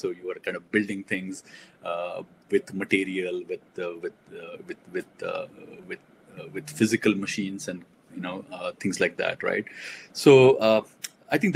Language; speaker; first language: English; non-native, local second language; Marathi